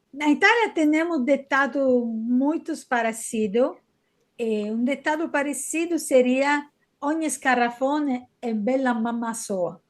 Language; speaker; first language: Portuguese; non-native, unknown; Italian